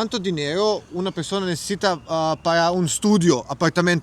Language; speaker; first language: Spanish; non-native, learner; Serbian